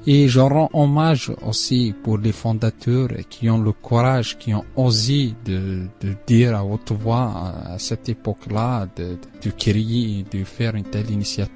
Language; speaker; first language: French; non-native, local second language; Arabic